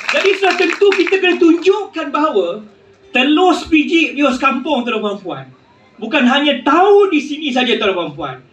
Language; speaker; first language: Malay; native; Malay